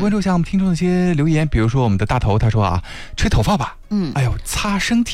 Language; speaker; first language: Chinese; native; Chinese